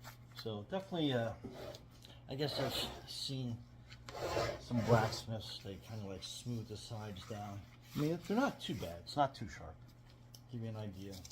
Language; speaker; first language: English; native; English